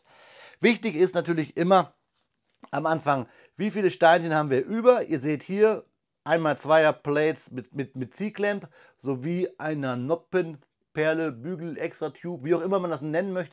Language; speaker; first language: German; native; German